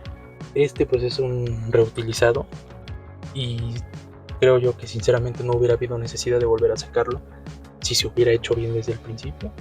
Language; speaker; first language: Spanish; native; Spanish